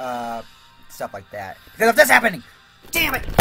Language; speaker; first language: English; native; English